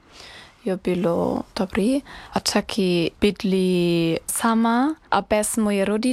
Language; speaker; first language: Czech; non-native, learner; German